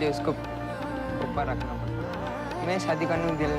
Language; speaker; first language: Hindi; non-native, local second language; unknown